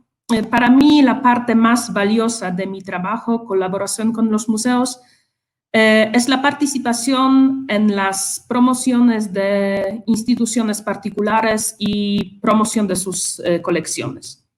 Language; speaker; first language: Spanish; non-native, fluent; Polish